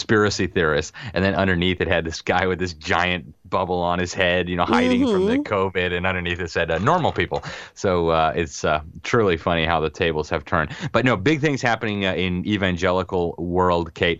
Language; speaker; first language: English; native; English